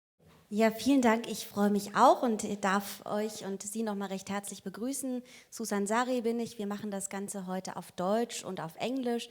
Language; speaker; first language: German; native; German